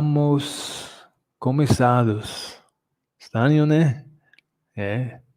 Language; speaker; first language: Portuguese; non-native, fluent; English